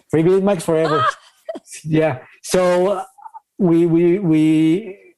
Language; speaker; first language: English; non-native, fluent; Spanish